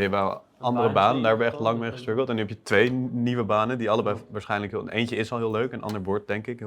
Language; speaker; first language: Dutch; native; Dutch